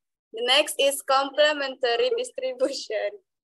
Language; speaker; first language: English; non-native, learner; Indonesian